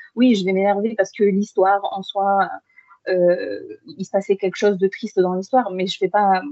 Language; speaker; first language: French; early bilingual, other home language; Arabic